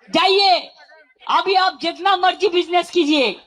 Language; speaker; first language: Hindi; non-native, local second language; Bangla